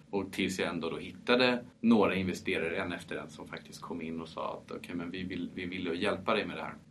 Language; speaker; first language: Swedish; early bilingual, heritage; Swedish